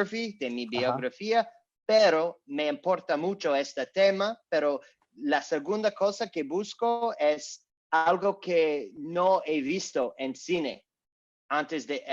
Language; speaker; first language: Spanish; non-native, learner; English